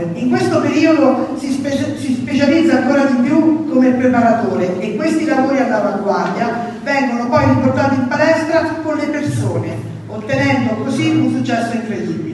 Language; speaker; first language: Italian; native; Italian